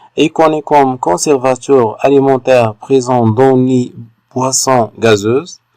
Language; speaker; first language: French; non-native, local second language; Arabic